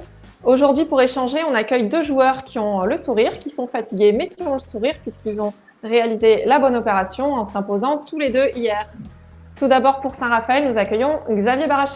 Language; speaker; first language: French; native; French